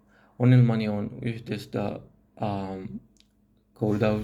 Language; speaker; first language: Finnish; non-native, learner; Arabic